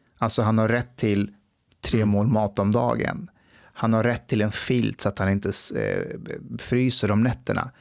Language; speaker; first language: Swedish; early bilingual, other home language; Persian